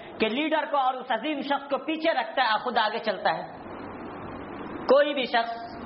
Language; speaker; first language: Urdu; native; Urdu